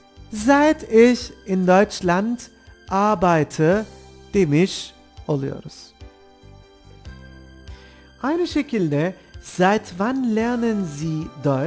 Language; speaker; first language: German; non-native, fluent; Turkish